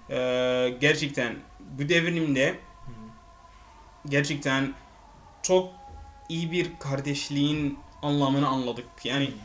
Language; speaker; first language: Turkish; non-native, fluent; Arabic